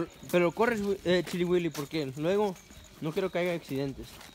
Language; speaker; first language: Spanish; early bilingual, heritage; Spanish